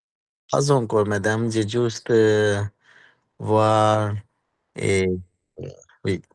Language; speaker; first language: French; non-native, learner; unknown